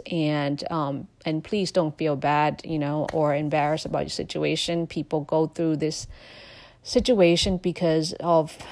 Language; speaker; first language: English; non-native, fluent; Lao